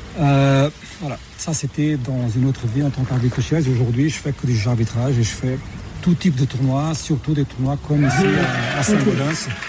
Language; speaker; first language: French; non-native, fluent; Portuguese